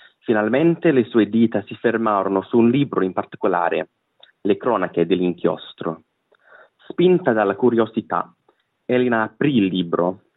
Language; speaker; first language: Italian; non-native, fluent; English